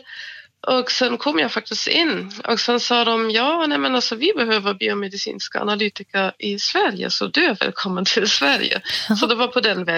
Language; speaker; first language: Swedish; non-native, fluent; German